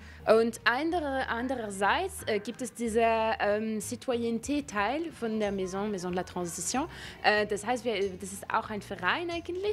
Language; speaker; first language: German; non-native, local second language; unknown